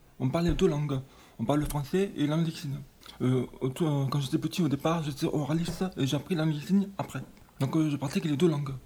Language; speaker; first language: French; native; French